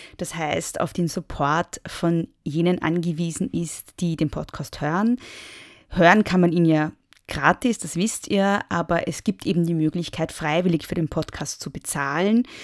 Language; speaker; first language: German; native; German